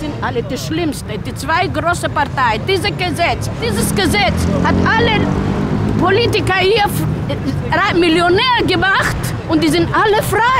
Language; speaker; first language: German; non-native, fluent; Greek